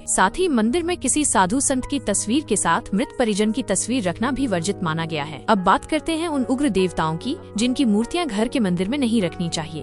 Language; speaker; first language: Hindi; native; Hindi